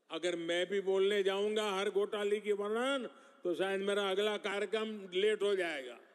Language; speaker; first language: Hindi; non-native, local second language; Gujarati